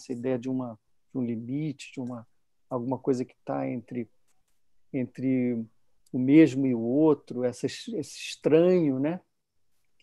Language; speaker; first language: Portuguese; non-native, fluent; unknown